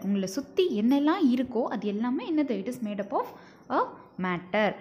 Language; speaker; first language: English; non-native, local second language; Tamil